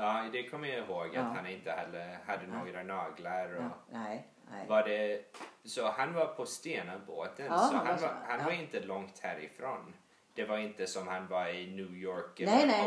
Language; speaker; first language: Swedish; early bilingual, heritage; English